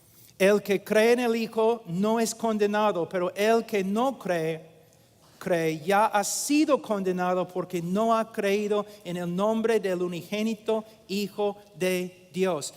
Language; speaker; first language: Spanish; non-native, fluent; English